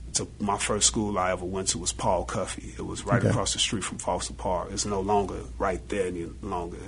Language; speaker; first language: English; native; English